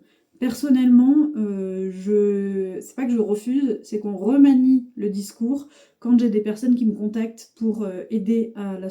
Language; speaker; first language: French; native; French